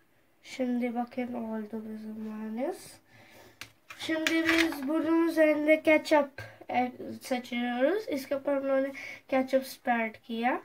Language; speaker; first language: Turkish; non-native, learner; Urdu